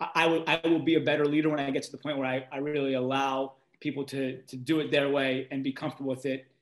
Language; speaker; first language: English; native; English